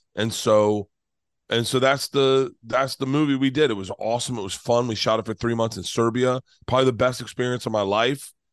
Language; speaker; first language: English; native; English